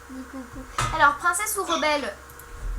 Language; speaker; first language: French; native; French